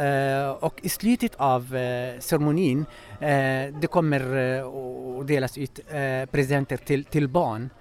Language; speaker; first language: Swedish; non-native, fluent; Arabic